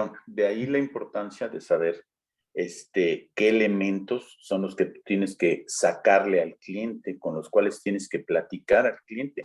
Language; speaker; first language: Spanish; native; Spanish